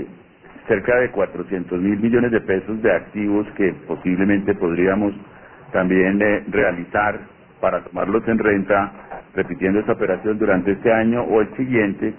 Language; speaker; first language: Spanish; native; Spanish